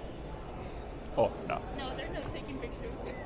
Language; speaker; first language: English; non-native, fluent; Spanish